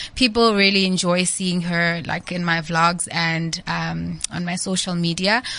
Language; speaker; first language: English; non-native, local second language; Southern Sotho